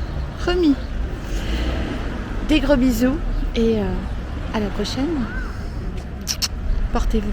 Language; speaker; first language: French; native; French